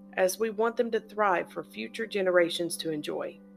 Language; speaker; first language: English; native; English